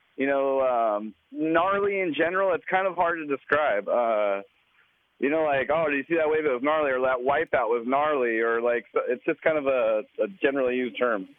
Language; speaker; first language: English; native; English